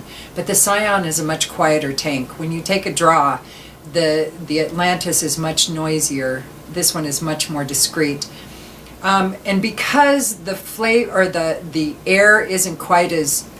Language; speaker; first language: English; native; English